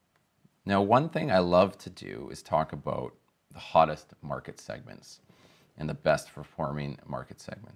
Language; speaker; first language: English; native; English